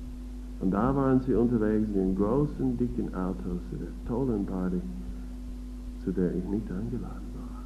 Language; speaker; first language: German; non-native, fluent; English